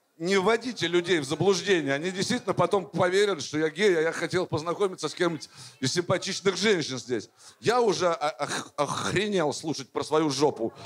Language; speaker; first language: Russian; native; Russian